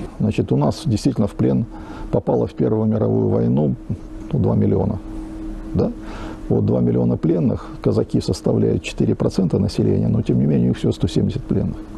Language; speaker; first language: Russian; native; Russian